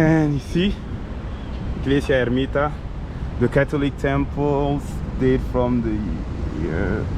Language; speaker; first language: English; non-native, fluent; French